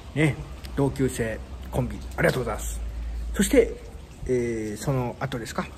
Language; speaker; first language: Japanese; native; Japanese